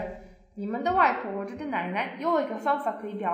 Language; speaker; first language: Chinese; non-native, fluent; Polish